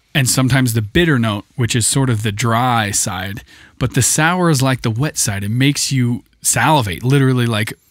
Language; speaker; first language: English; native; English